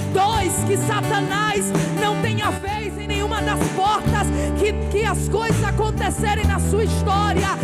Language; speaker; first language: Portuguese; native; Portuguese